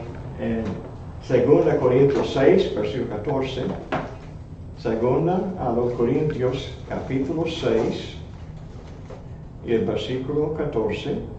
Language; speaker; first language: Spanish; non-native, fluent; English